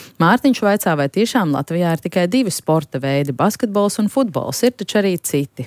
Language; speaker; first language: Latvian; native; Latvian